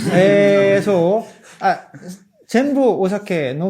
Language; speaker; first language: Japanese; non-native, fluent; Korean